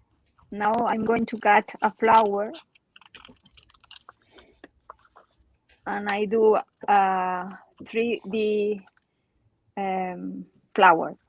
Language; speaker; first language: English; non-native, learner; Spanish